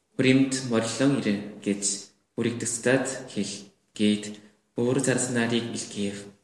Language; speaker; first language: Mongolian; non-native, fluent; Korean